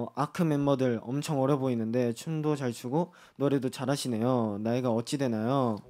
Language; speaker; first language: Korean; early bilingual, other home language; Portuguese